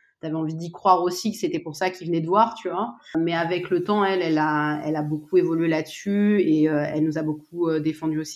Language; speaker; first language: French; native; French